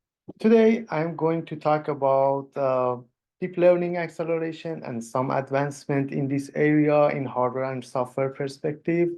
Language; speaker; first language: English; non-native, fluent; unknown